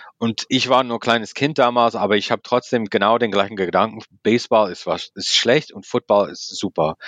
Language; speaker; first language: German; non-native, fluent; English